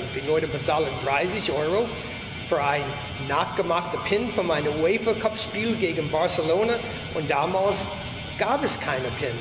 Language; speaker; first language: German; non-native, fluent; English